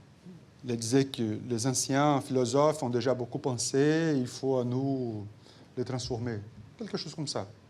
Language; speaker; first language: French; non-native, fluent; Portuguese